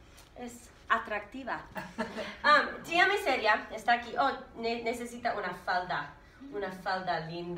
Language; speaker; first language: Spanish; non-native, fluent; English